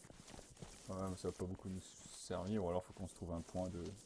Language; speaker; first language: French; native; French